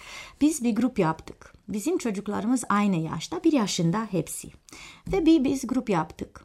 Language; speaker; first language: Turkish; non-native, fluent; Romanian